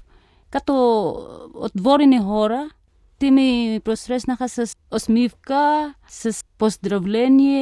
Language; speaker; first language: Bulgarian; non-native, fluent; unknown